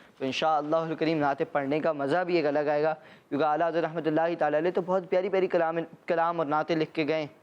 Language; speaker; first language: Urdu; native; Urdu